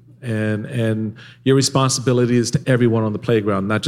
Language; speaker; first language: English; native; English